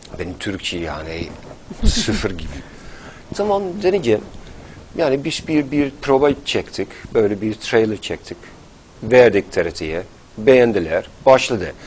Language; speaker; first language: Turkish; non-native, fluent; Dutch